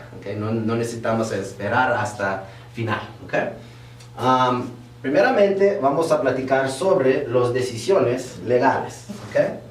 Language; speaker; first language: Spanish; early bilingual, heritage; Spanish